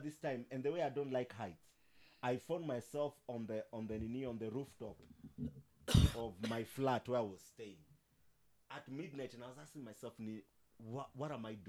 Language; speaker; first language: English; non-native, local second language; Swahili